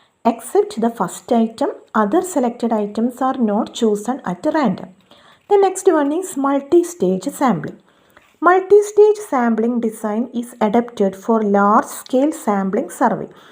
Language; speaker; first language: English; non-native, local second language; Malayalam